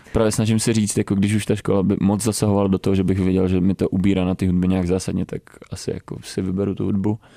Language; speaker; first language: Czech; early bilingual, other home language; Romanian